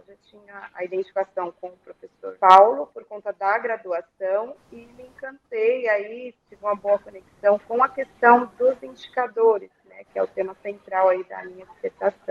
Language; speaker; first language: Portuguese; native; Portuguese